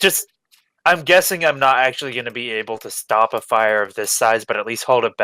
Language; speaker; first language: English; native; English